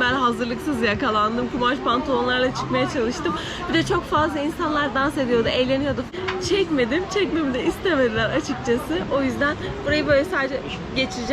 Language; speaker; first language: Turkish; native; Turkish